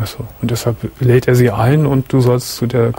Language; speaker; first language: German; native; German